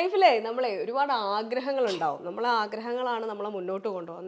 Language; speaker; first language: Malayalam; native; Malayalam